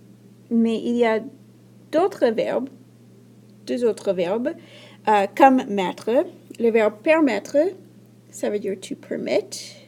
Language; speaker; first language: French; non-native, fluent; English